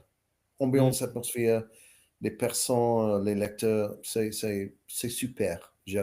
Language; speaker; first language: French; non-native, learner; English